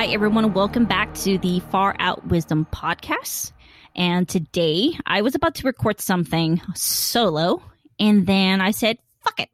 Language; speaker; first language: English; early bilingual, other home language; Khmer